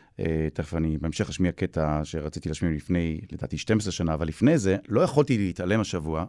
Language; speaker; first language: Hebrew; native; Hebrew